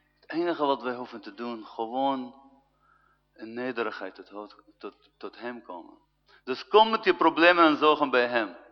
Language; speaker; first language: Dutch; non-native, fluent; Arabic